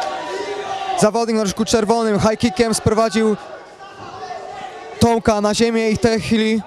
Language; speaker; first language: Polish; native; Polish